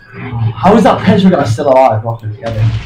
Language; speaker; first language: English; native; English